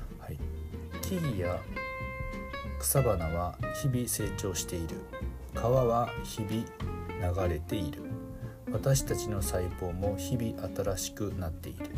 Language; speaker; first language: Japanese; native; Japanese